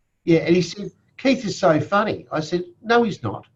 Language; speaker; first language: English; native; English